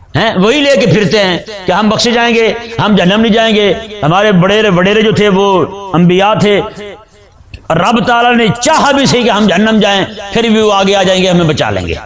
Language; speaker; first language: Urdu; non-native, local second language; Punjabi